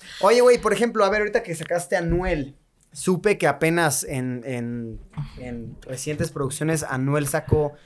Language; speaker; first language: Spanish; native; Spanish